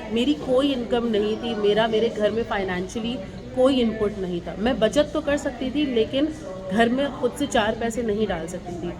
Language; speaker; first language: Urdu; native; Urdu